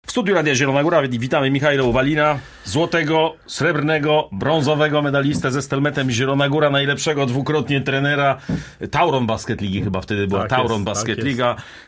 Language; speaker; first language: Polish; native; Polish